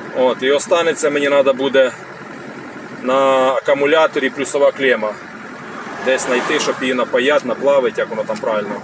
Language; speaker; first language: Ukrainian; non-native, local second language; Russian